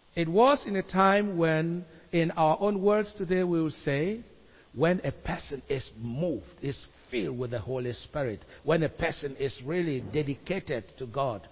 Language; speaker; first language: English; non-native, local second language; Igbo